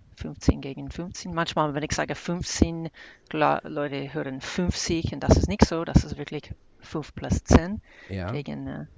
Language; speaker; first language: German; non-native, learner; English